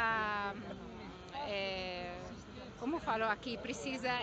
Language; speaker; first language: Portuguese; non-native, learner; Arabic